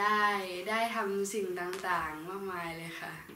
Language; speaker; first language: Thai; native; Thai